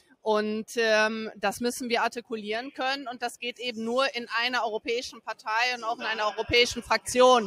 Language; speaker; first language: German; native; German